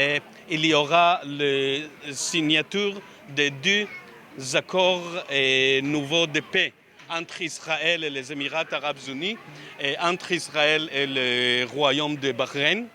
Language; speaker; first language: French; non-native, learner; Hebrew